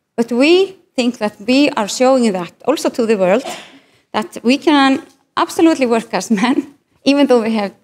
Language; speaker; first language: English; non-native, fluent; Icelandic